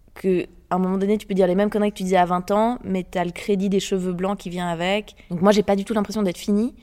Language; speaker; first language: French; native; French